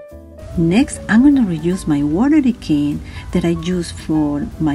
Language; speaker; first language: English; non-native, fluent; Spanish